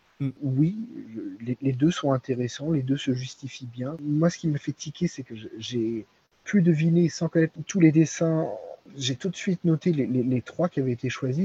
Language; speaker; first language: French; native; French